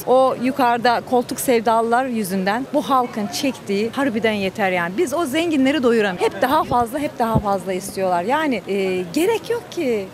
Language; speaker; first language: Turkish; native; Turkish